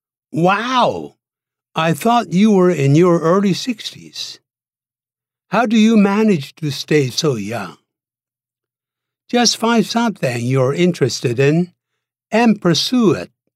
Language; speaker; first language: English; non-native, fluent; Chinese